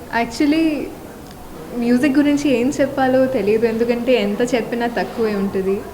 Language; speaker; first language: Telugu; non-native, fluent; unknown